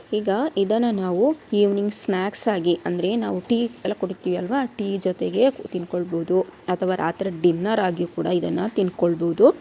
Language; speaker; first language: Kannada; non-native, local second language; Kodava